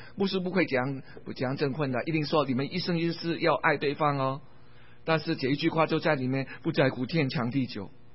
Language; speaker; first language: Chinese; non-native, local second language; Cantonese